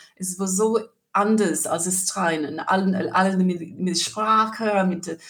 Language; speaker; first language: German; non-native, learner; English